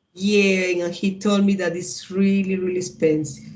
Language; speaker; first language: English; non-native, learner; Spanish